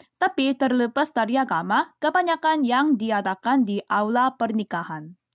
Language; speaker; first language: Indonesian; non-native, fluent; Korean